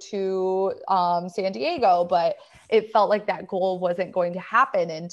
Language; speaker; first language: English; native; English